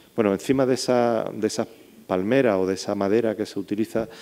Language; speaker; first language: Spanish; native; Spanish